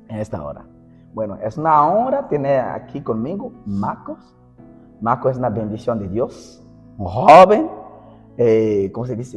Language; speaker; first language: Spanish; non-native, fluent; Portuguese